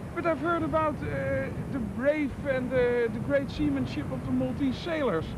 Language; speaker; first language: English; non-native, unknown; Dutch